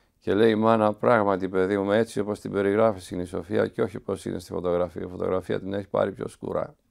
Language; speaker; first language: Greek; native; Greek